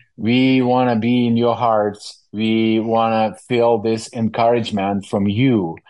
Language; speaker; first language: English; non-native, fluent; Ukrainian